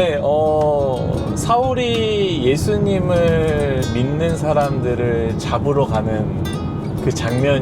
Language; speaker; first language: Korean; native; Korean